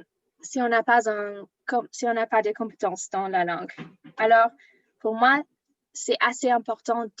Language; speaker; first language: French; non-native, learner; English